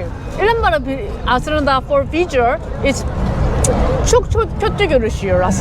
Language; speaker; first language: Turkish; non-native, learner; Korean